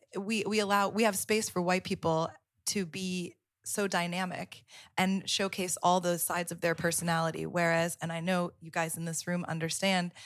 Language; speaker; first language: English; native; English